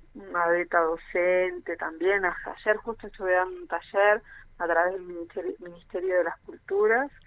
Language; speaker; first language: Spanish; early bilingual, other home language; Portuguese